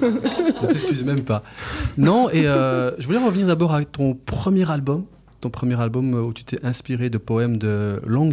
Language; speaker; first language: French; native; French